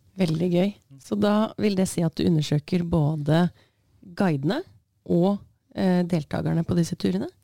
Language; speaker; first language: Norwegian; native; Norwegian